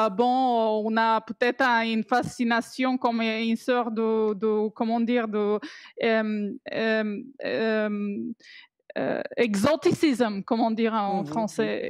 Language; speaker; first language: French; non-native, fluent; Bulgarian